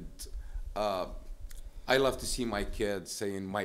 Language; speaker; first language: English; non-native, fluent; Arabic